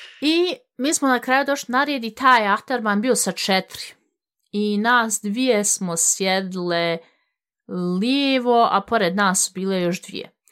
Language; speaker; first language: Bosnian; early bilingual, heritage; Bosnian